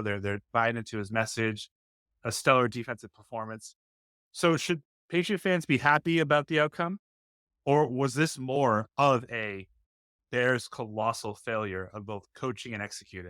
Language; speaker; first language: English; native; English